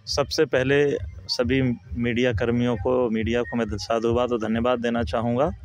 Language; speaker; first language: Hindi; native; Hindi